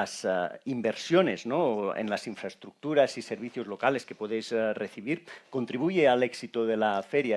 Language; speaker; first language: Spanish; native; Spanish